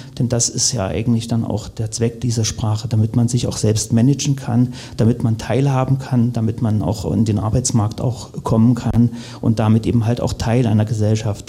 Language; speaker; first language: German; native; German